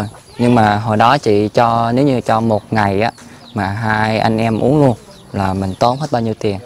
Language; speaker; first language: Vietnamese; native; Vietnamese